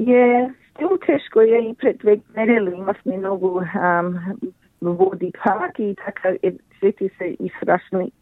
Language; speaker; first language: Macedonian; early bilingual, heritage; Macedonian